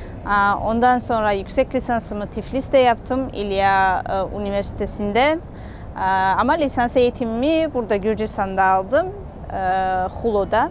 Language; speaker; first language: Turkish; non-native, fluent; Georgian